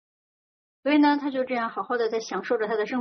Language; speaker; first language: Chinese; native; Chinese